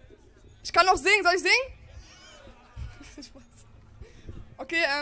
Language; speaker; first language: German; non-native, learner; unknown